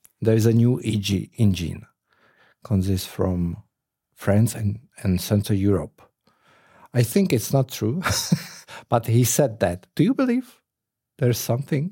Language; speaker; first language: English; non-native, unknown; Czech